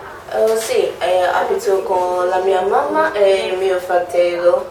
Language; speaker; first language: Italian; non-native, learner; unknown